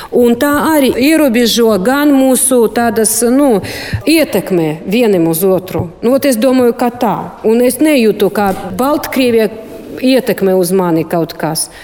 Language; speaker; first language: Latvian; non-native, local second language; Russian